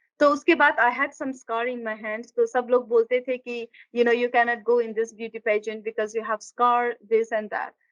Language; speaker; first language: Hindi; non-native, local second language; Nepali